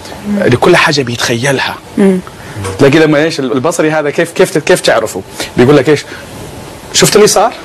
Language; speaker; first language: Arabic; native; Arabic